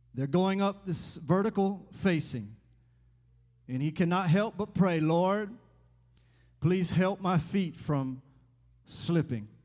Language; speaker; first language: English; native; English